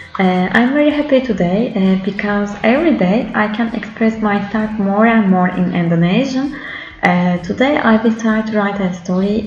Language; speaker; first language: English; non-native, learner; Turkish